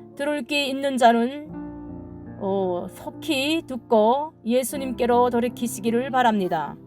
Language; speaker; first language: Korean; native; Korean